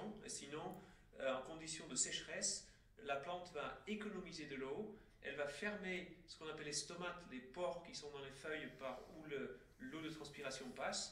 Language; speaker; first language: French; native; French